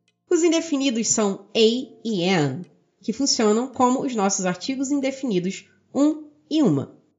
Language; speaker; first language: Portuguese; native; Portuguese